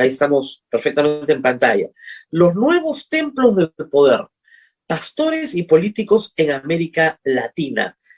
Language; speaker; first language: Spanish; native; Spanish